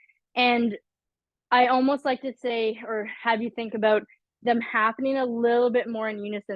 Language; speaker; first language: English; native; English